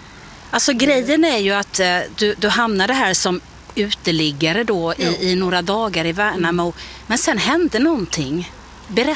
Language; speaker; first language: Swedish; native; Swedish